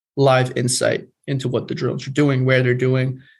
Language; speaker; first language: English; non-native, fluent; Polish